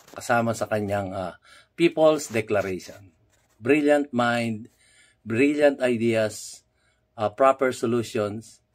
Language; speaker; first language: Filipino; native; Filipino